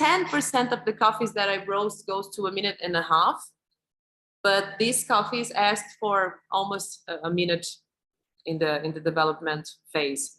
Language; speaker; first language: English; non-native, fluent; Portuguese